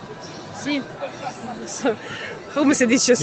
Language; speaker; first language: Italian; non-native, learner; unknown